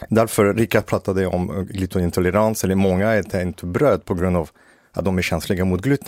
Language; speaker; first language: Swedish; native; Swedish